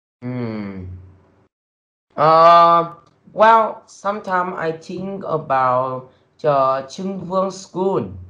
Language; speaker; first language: English; non-native, learner; Vietnamese